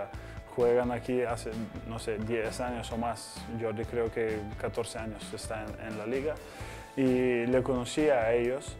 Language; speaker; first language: Spanish; non-native, fluent; Bulgarian